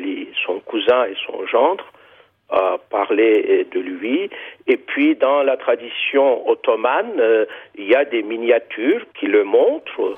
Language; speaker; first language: French; non-native, fluent; Turkish